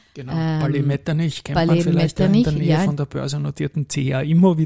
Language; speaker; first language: German; native; German